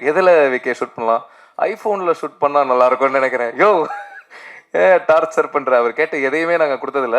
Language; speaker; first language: Tamil; native; Tamil